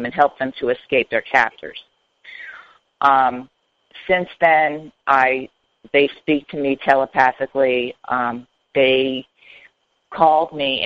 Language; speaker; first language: English; native; English